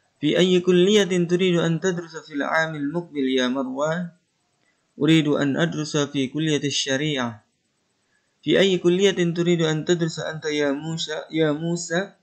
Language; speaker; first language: Arabic; non-native, fluent; Indonesian